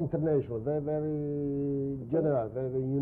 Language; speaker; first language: English; non-native, learner; Spanish